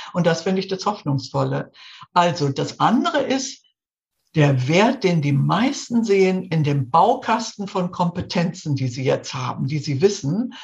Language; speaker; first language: German; native; German